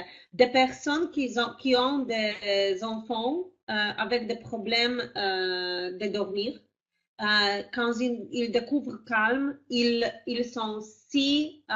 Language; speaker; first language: French; non-native, fluent; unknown